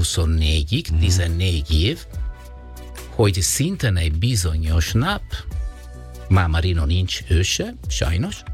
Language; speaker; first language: Hungarian; non-native, learner; Italian